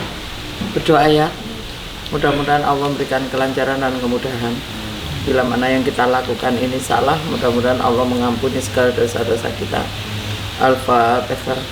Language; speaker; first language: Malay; non-native, local second language; Javanese